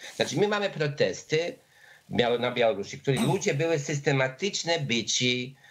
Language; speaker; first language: Polish; non-native, fluent; Croatian